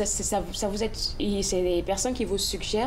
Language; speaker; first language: French; native; French